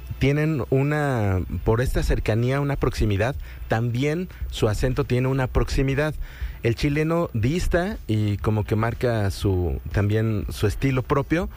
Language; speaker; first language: Spanish; native; Spanish